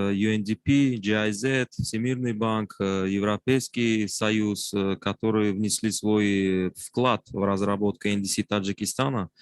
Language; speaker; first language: Russian; non-native, local second language; Tajik